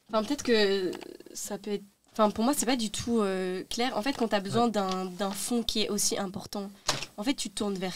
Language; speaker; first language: French; native; French